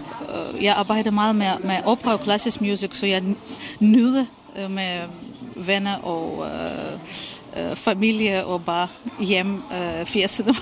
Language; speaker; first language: Danish; non-native, fluent; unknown